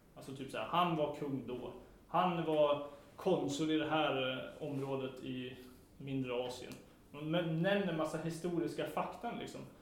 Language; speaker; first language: Swedish; native; Swedish